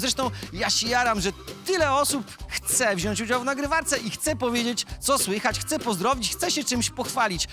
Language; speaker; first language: Polish; native; Polish